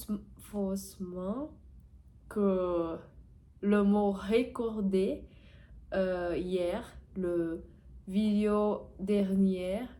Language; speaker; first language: French; non-native, learner; Portuguese